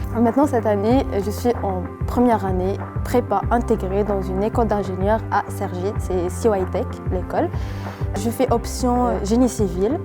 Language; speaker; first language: French; non-native, local second language; Arabic